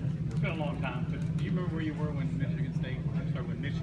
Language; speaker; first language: English; native; English